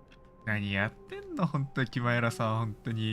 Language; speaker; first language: Japanese; native; Japanese